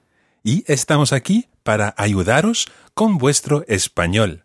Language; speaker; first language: Spanish; non-native, fluent; English